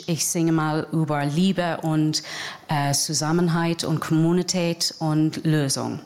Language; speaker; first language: German; non-native, fluent; English